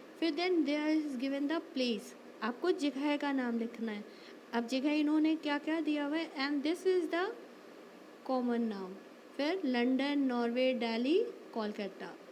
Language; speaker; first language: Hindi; native; Hindi